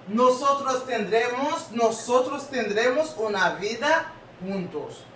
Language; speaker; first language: Spanish; non-native, learner; Haitian Creole